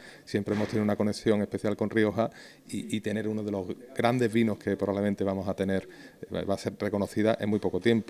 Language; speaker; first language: Spanish; native; Spanish